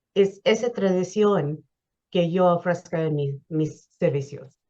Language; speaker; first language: Spanish; early bilingual, heritage; Spanish